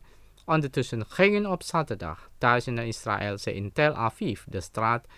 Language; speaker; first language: Dutch; non-native, fluent; Indonesian